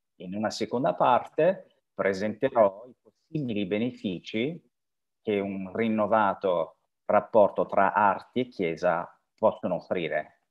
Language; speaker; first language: Italian; non-native, fluent; French